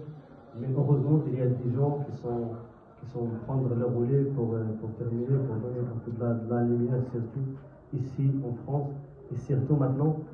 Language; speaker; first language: French; non-native, learner; Arabic